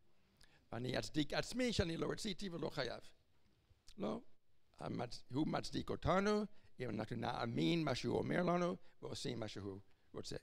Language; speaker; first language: Hebrew; non-native, fluent; English